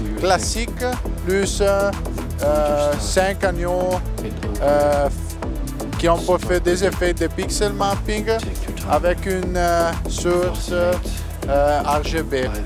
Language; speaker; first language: French; non-native, learner; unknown